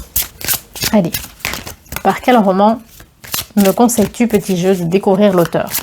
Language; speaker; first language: French; native; French